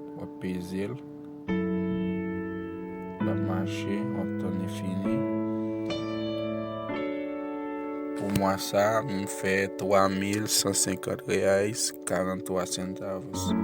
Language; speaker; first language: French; non-native, local second language; Haitian Creole